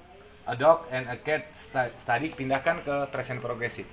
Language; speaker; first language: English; non-native, learner; Indonesian